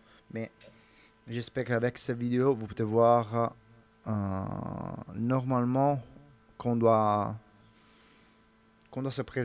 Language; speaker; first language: French; non-native, learner; Italian